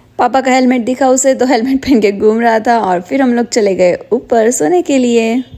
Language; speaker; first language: Hindi; non-native, local second language; Gujarati